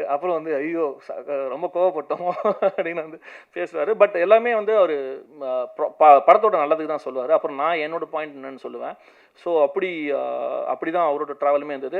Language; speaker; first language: Tamil; native; Tamil